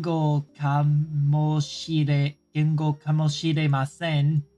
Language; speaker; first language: Japanese; non-native, learner; English